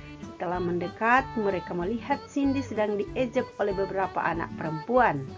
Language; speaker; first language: Indonesian; native; Indonesian